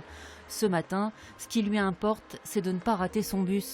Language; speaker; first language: French; native; French